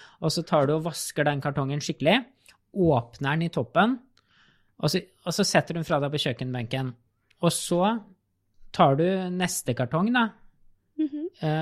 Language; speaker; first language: Norwegian; native; Norwegian